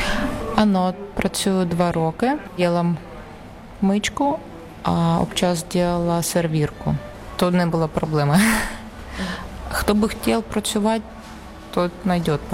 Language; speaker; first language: Czech; non-native, learner; Ukrainian